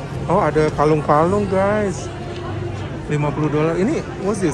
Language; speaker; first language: English; non-native, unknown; Indonesian